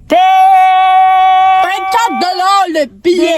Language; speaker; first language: French; native; French